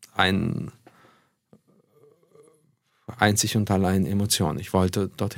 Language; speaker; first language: German; early bilingual, other home language; Russian